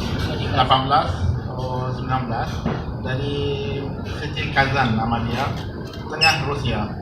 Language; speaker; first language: Indonesian; non-native, learner; Arabic